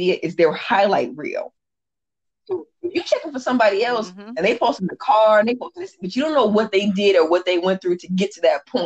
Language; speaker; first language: English; native; English